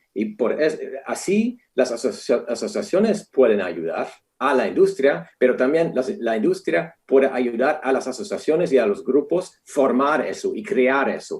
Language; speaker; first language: Spanish; non-native, fluent; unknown